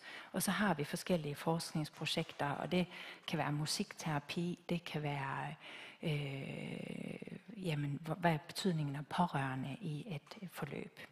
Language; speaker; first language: Danish; native; Danish